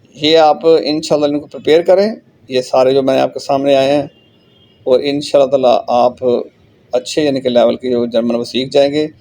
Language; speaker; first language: Urdu; non-native, local second language; Punjabi